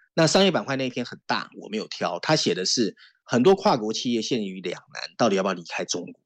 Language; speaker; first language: Chinese; native; Chinese